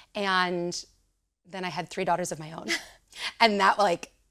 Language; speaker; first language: English; native; English